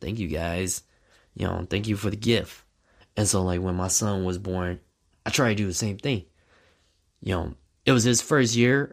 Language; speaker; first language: English; native; English